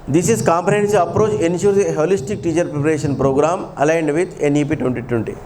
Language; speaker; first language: English; non-native, local second language; Telugu